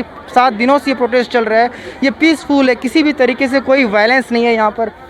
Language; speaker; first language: Hindi; native; Hindi